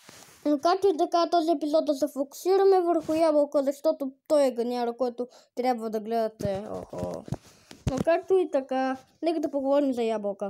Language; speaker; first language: Bulgarian; native; Bulgarian